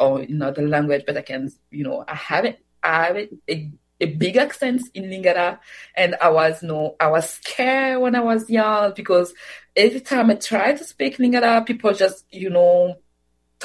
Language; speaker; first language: English; non-native, fluent; Swahili